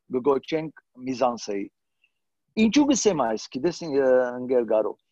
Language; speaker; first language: Armenian; early bilingual, heritage; Armenian